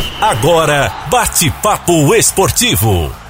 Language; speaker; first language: Portuguese; native; Portuguese